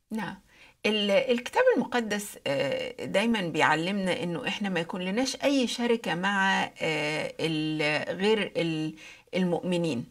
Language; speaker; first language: Arabic; native; Arabic